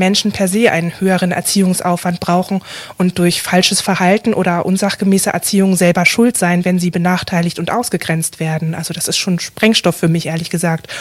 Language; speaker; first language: German; native; German